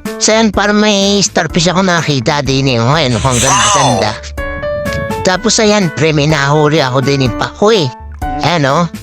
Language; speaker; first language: Filipino; native; Filipino